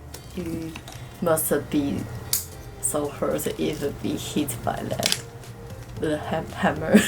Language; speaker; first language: English; non-native, learner; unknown